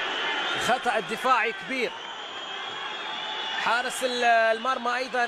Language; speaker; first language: Arabic; native; Arabic